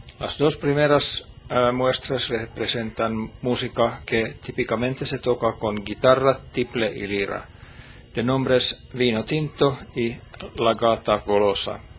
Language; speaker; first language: Spanish; non-native, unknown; Finnish